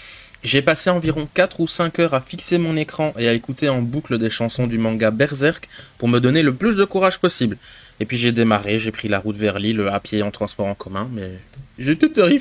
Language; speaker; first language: French; native; French